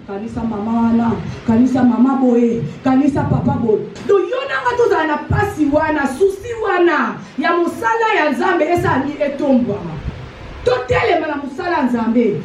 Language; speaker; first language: Lingala; native; Lingala